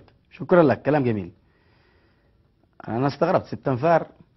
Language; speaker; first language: Arabic; native; Arabic